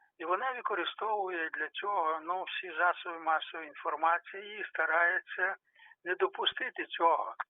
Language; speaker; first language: Ukrainian; native; Ukrainian